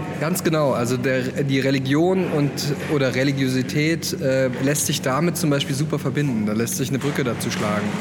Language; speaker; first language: German; native; German